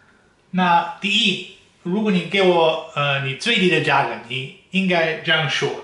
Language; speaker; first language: Chinese; non-native, fluent; Dutch